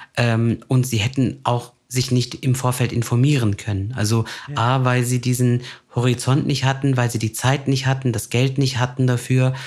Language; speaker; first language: German; early bilingual, other home language; Turkish